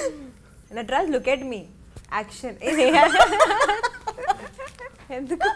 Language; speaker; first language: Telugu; non-native, learner; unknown